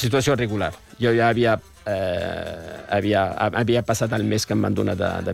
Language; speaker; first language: Catalan; non-native, fluent; Arabic